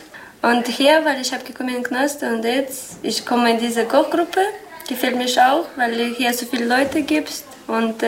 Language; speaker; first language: German; non-native, learner; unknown